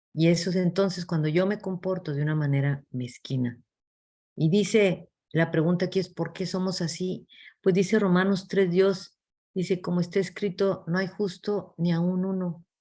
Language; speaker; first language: Spanish; early bilingual, heritage; English